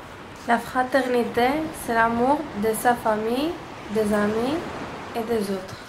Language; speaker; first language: French; non-native, learner; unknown